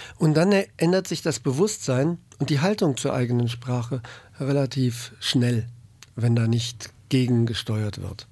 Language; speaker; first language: German; native; German